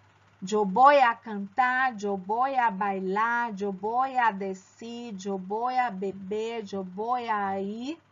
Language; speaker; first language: Spanish; non-native, fluent; Portuguese